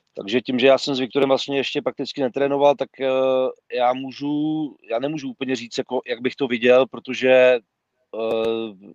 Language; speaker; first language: Czech; native; Czech